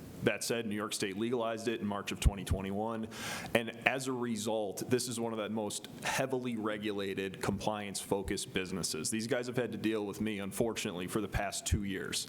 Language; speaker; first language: English; native; English